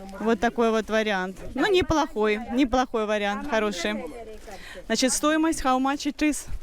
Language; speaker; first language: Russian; native; Russian